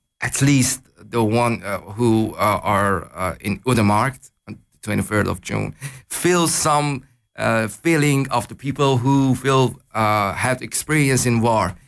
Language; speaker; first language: English; non-native, learner; Persian